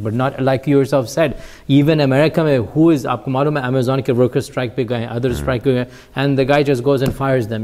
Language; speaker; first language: Urdu; early bilingual, heritage; Urdu